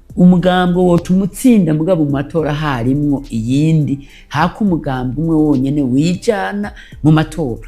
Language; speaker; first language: Rundi; native; Rundi